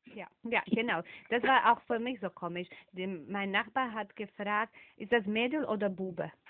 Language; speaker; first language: German; non-native, fluent; Slovak